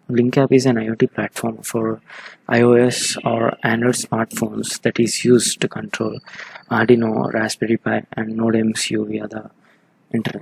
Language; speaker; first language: English; non-native, local second language; Telugu